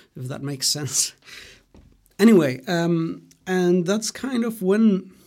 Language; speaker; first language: English; non-native, fluent; Greek